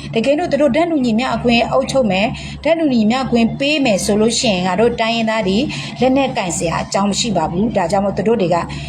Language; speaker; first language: Burmese; non-native, local second language; S'gaw Karen